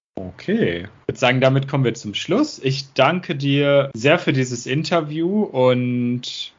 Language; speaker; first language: German; native; German